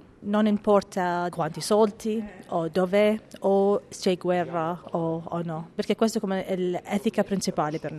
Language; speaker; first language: Italian; non-native, learner; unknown